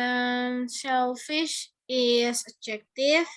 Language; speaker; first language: English; non-native, learner; Indonesian